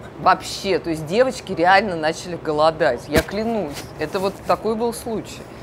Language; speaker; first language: Russian; native; Russian